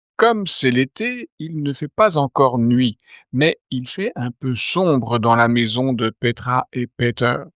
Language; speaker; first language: French; native; French